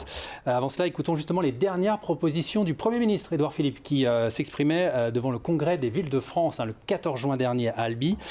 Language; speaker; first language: French; native; French